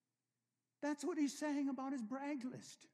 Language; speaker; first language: English; native; English